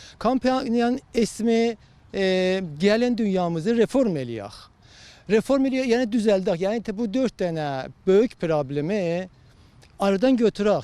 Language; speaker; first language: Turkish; non-native, learner; Azerbaijani